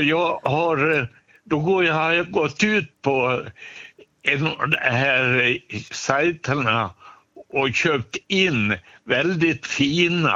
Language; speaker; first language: Swedish; native; Swedish